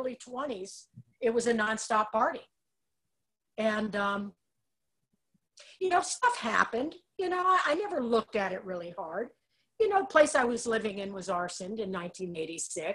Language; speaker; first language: English; native; English